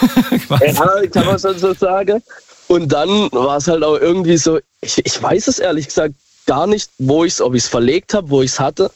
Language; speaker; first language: German; native; German